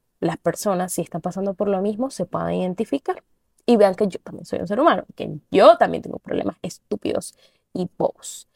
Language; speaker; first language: Spanish; native; Spanish